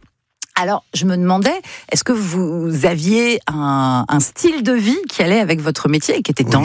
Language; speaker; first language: French; native; French